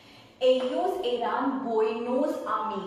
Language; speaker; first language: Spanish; non-native, fluent; Hindi